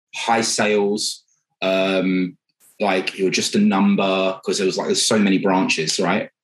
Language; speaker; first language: English; native; English